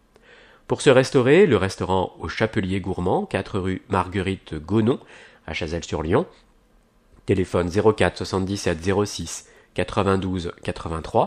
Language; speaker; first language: French; native; French